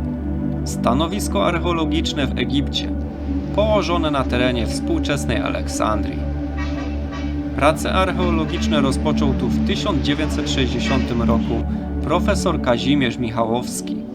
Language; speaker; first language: Polish; native; Polish